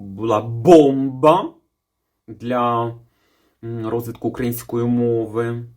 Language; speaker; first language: Ukrainian; non-native, local second language; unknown